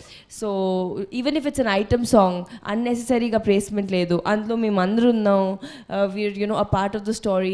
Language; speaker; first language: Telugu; non-native, fluent; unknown